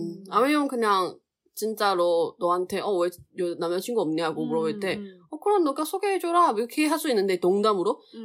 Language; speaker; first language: Korean; non-native, learner; Chinese